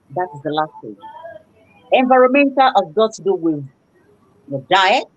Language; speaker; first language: English; non-native, local second language; Yoruba